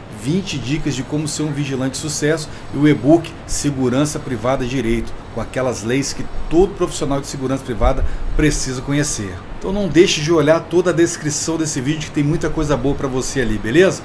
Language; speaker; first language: Portuguese; native; Portuguese